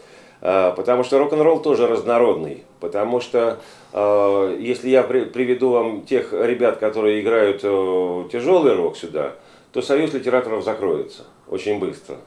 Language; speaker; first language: Russian; native; Russian